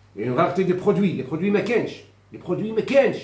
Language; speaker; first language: French; non-native, local second language; Arabic